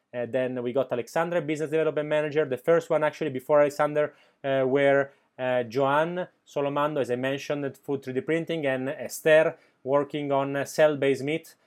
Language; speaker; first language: English; non-native, fluent; Italian